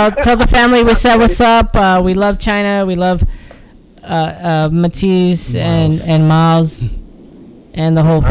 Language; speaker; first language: English; early bilingual, other home language; Spanish